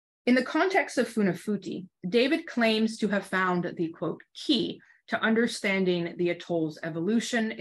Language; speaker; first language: English; native; English